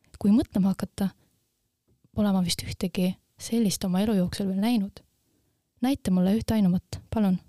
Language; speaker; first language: Estonian; non-native, local second language; Russian